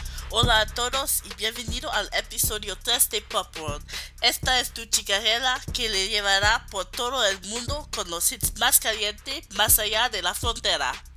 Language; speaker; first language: Spanish; non-native, learner; English